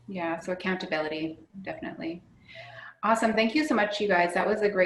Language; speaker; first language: English; native; English